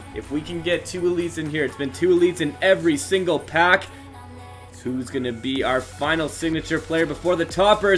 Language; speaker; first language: English; native; English